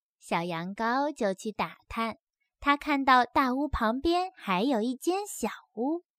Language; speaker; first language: Chinese; native; Chinese